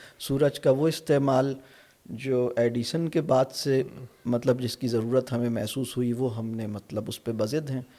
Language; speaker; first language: Urdu; native; Urdu